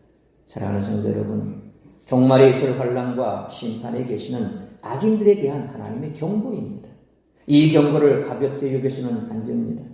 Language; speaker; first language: Korean; native; Korean